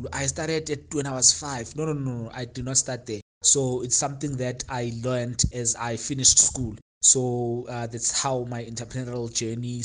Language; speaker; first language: English; non-native, local second language; Xhosa